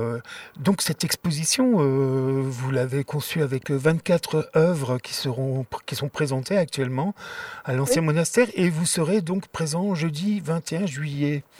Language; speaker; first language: French; native; French